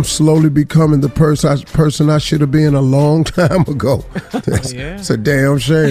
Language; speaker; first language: English; native; English